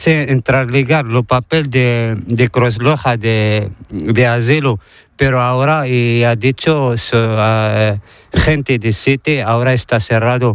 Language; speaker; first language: Spanish; non-native, learner; Arabic